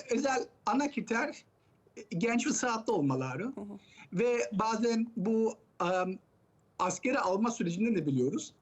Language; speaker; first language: Turkish; early bilingual, heritage; Turkish